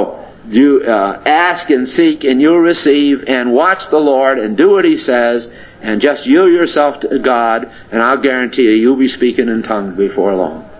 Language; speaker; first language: English; native; English